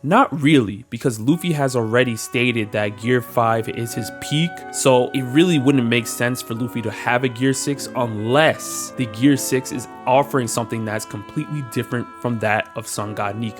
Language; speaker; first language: English; native; English